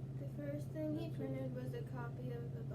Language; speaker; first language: English; native; English